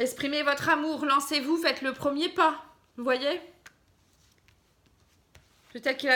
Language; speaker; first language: French; native; French